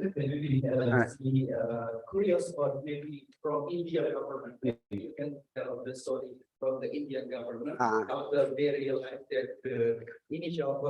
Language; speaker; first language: English; non-native, learner; Indonesian